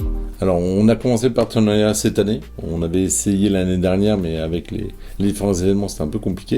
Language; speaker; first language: French; native; French